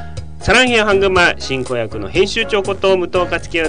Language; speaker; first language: Korean; non-native, fluent; Japanese